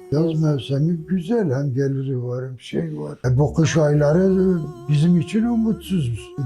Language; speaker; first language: Turkish; non-native, local second language; Kurdish